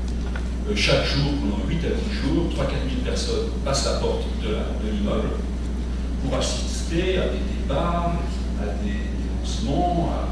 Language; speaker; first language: French; native; French